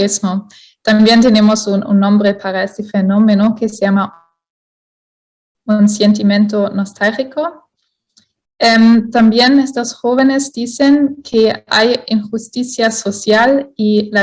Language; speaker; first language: Spanish; non-native, fluent; German